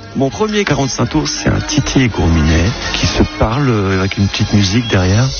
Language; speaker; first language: French; native; French